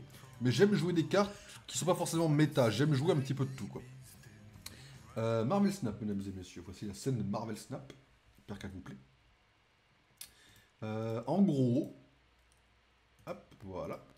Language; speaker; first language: French; native; French